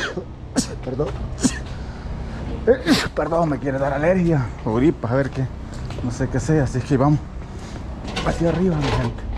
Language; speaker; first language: Spanish; native; Spanish